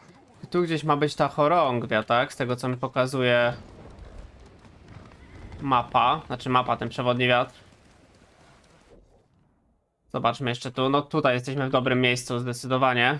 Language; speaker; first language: Polish; native; Polish